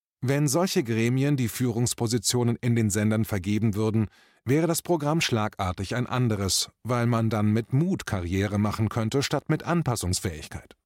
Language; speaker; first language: German; native; German